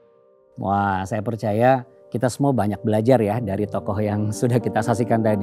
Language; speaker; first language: Indonesian; native; Indonesian